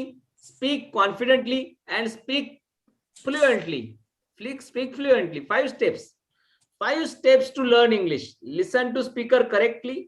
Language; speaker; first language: English; non-native, fluent; Marathi